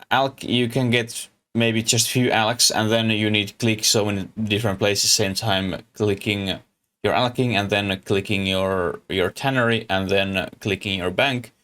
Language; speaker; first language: English; non-native, learner; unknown